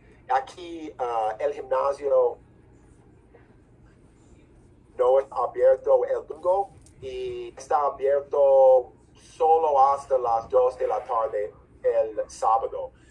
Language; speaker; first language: Spanish; non-native, fluent; English